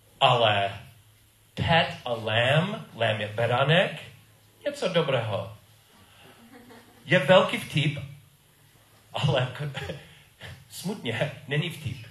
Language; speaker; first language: Czech; non-native, learner; English